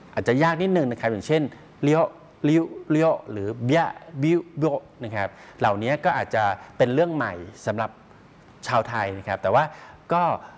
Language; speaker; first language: Thai; native; Thai